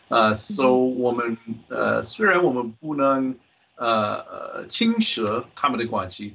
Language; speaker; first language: Chinese; non-native, fluent; English